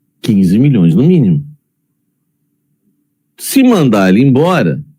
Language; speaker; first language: Portuguese; native; Portuguese